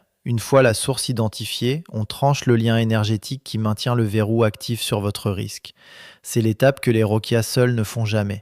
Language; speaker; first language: French; native; French